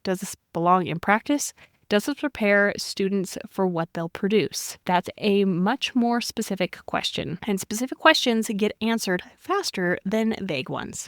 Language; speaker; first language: English; native; English